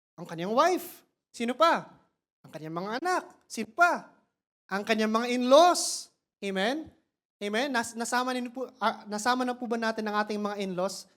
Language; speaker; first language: Filipino; non-native, local second language; Cebuano